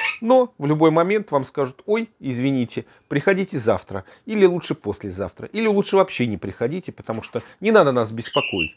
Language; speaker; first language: Russian; native; Russian